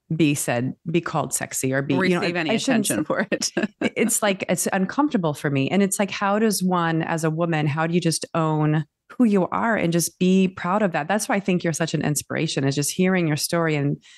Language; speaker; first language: English; native; English